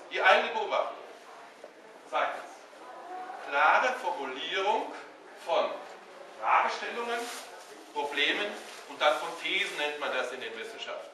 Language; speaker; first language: German; native; German